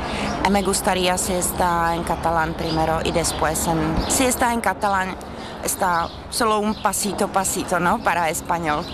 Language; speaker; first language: Spanish; non-native, fluent; Czech